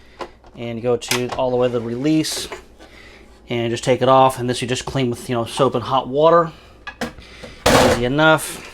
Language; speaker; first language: English; native; English